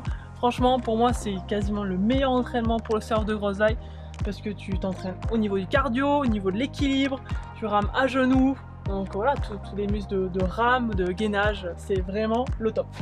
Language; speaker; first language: French; native; French